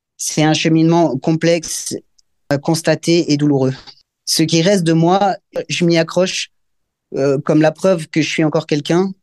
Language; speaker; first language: French; native; French